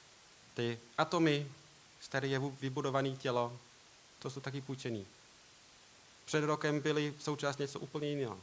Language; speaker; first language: Czech; non-native, learner; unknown